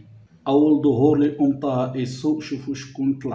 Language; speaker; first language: Arabic; native; Arabic